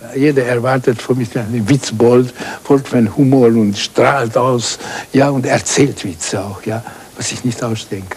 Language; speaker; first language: German; non-native, fluent; Hungarian